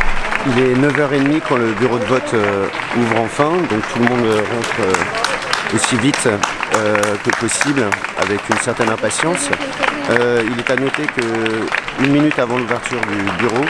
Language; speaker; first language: French; native; French